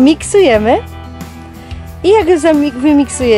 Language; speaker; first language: Polish; native; Polish